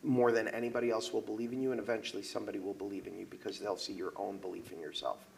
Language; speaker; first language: English; native; English